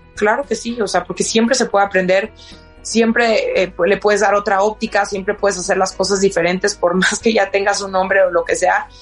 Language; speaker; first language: Spanish; native; Spanish